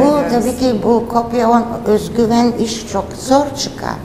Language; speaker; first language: Turkish; non-native, fluent; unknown